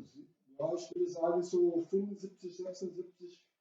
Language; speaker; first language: German; non-native, fluent; English